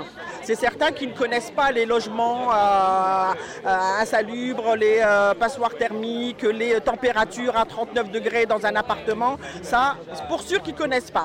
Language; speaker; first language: French; native; French